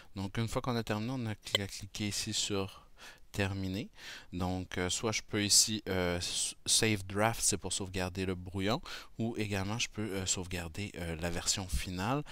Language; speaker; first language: French; native; French